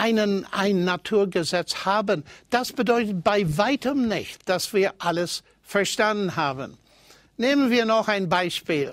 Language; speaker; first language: German; non-native, fluent; English